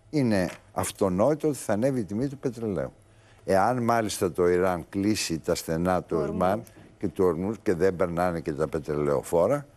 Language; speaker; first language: Greek; native; Greek